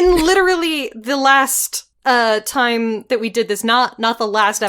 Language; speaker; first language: English; native; English